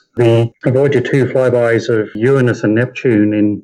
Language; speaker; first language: English; native; English